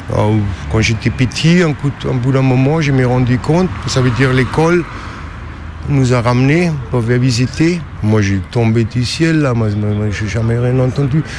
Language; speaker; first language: French; non-native, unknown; German